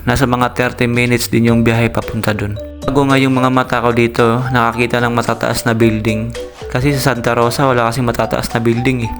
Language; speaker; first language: Filipino; native; Filipino